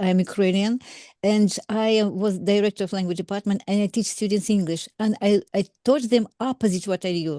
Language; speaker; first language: English; non-native, learner; Russian